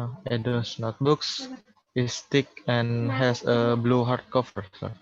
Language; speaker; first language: English; non-native, learner; Indonesian